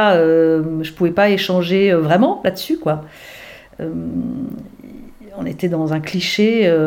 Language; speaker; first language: French; native; French